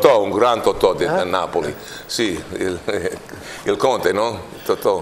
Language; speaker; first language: Italian; non-native, learner; English